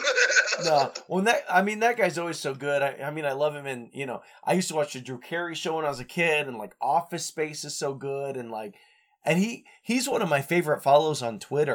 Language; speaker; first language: English; native; English